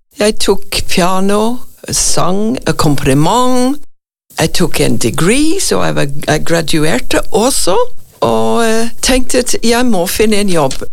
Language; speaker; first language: Norwegian; non-native, fluent; English